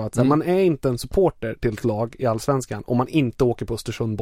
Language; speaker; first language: Swedish; native; Swedish